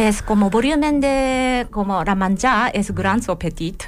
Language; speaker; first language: Catalan; non-native, learner; Japanese